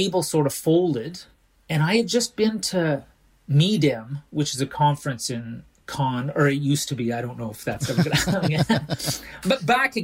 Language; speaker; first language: English; native; English